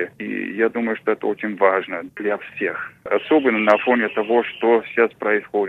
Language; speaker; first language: Russian; non-native, fluent; English